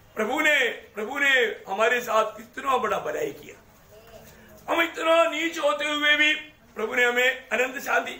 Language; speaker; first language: Hindi; non-native, local second language; Malayalam